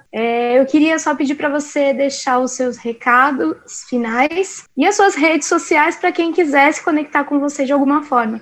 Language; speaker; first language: Portuguese; native; Portuguese